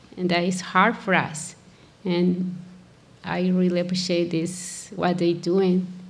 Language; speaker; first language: English; non-native, learner; Spanish